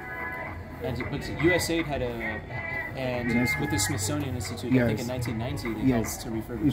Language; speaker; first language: English; non-native, fluent; French